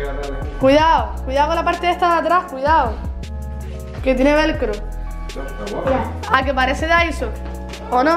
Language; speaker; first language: Spanish; native; Spanish